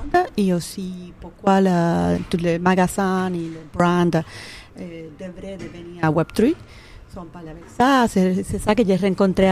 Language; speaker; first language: French; non-native, learner; Spanish